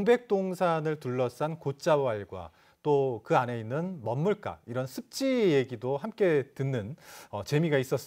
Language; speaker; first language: Korean; native; Korean